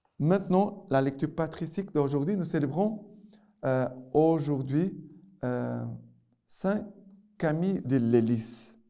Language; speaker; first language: French; non-native, fluent; Portuguese